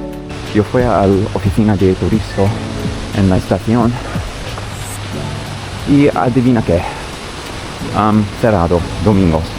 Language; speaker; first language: Spanish; non-native, learner; English